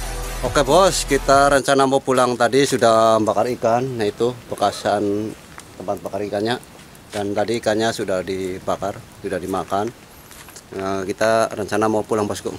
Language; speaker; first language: Indonesian; native; Indonesian